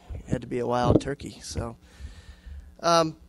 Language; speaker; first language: English; native; English